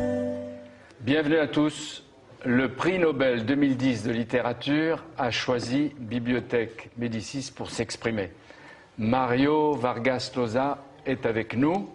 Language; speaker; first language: French; native; French